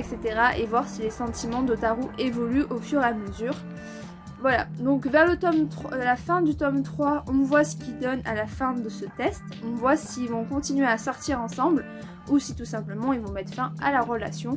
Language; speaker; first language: French; native; French